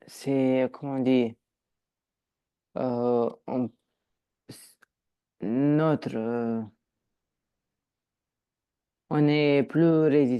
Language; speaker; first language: French; non-native, learner; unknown